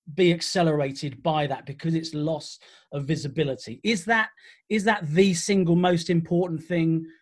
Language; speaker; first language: English; native; English